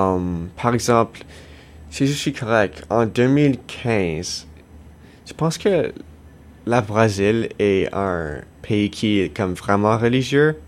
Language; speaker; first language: French; non-native, local second language; English